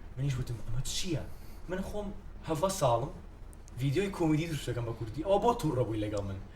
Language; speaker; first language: Central Kurdish; non-native, fluent; English